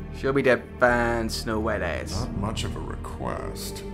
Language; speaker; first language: English; native; English